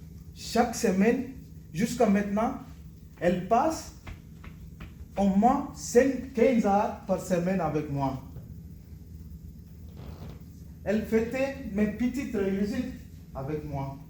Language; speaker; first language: French; non-native, learner; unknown